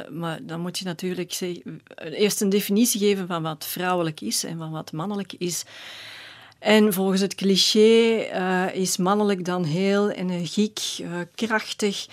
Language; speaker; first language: Dutch; native; Dutch